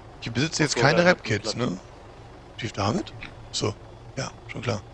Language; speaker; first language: German; native; German